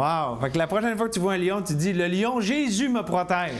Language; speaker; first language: French; native; French